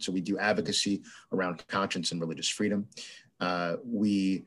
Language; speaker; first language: English; native; English